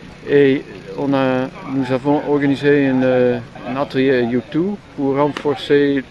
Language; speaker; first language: French; non-native, learner; Dutch